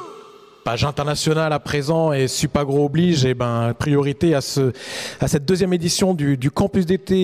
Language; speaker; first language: French; native; French